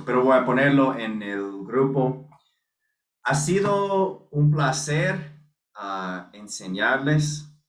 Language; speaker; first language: Spanish; non-native, fluent; English